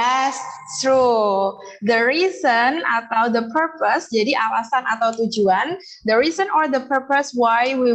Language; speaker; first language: English; non-native, learner; Indonesian